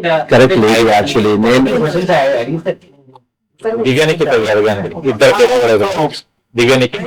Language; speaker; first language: Telugu; non-native, learner; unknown